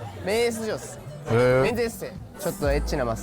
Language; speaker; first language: Japanese; native; Japanese